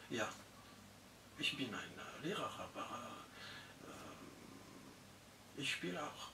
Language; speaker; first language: German; non-native, learner; Arabic